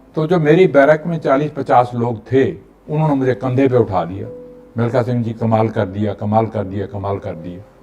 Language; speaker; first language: Urdu; non-native, local second language; Punjabi